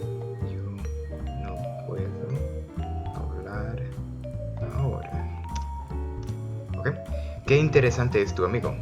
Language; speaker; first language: Spanish; early bilingual, heritage; Spanish